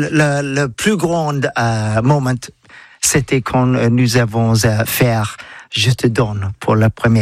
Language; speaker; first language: French; non-native, learner; English